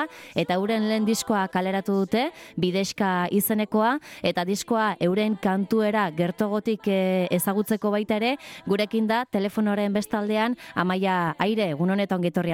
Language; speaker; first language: Basque; native; Basque